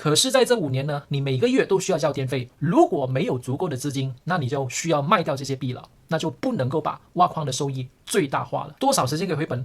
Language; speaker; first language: Chinese; early bilingual, heritage; Chinese